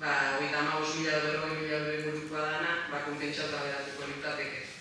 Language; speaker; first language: Basque; native; Basque